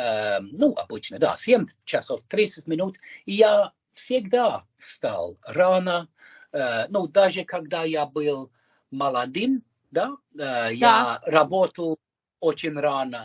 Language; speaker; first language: Russian; non-native, fluent; English